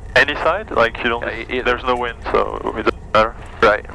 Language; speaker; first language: English; non-native, fluent; French